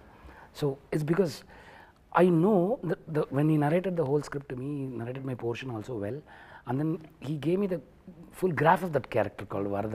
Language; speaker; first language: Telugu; non-native, learner; Tamil